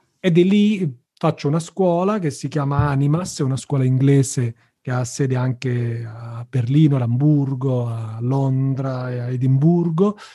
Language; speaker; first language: Italian; native; Italian